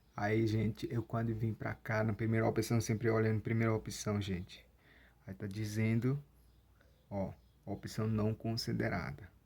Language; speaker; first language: Portuguese; non-native, local second language; Ticuna